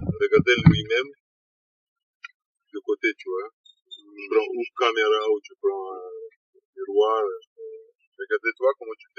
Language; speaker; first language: French; non-native, learner; Russian